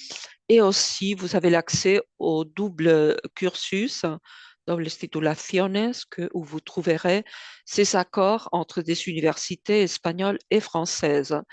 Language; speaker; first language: French; non-native, fluent; Spanish